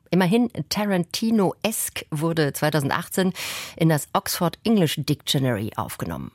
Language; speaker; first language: German; native; German